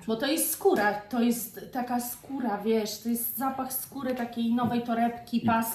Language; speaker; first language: Polish; native; Polish